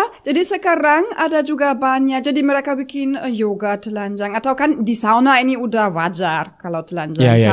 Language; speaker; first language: Indonesian; non-native, fluent; German